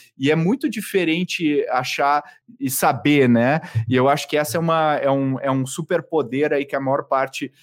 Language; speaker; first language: Portuguese; native; Portuguese